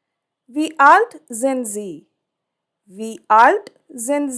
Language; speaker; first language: German; non-native, fluent; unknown